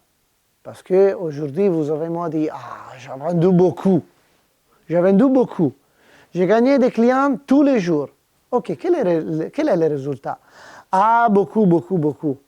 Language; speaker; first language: French; non-native, fluent; Italian